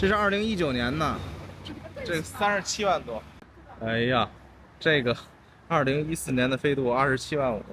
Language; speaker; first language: Chinese; native; Chinese